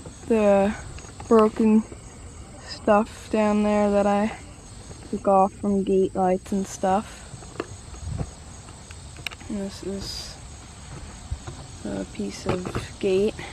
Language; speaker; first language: English; native; English